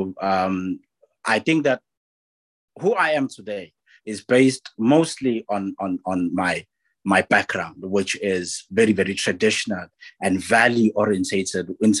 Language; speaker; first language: English; non-native, local second language; Zulu